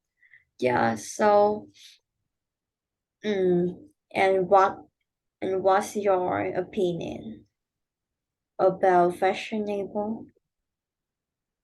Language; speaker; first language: English; non-native, learner; Vietnamese